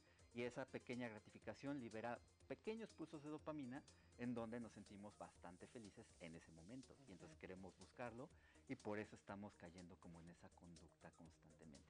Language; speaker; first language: Spanish; native; Spanish